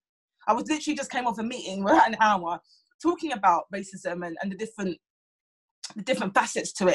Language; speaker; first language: English; native; English